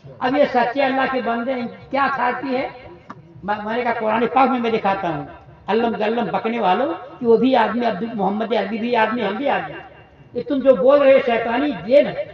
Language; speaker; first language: Urdu; native; Urdu